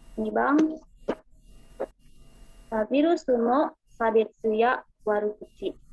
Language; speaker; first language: Japanese; non-native, learner; Indonesian